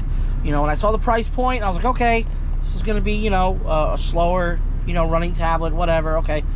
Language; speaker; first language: English; native; English